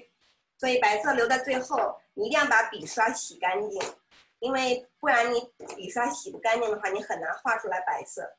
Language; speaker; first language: Chinese; native; Chinese